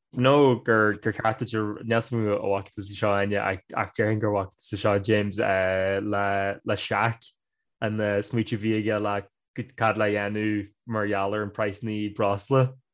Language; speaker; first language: Irish; native; Irish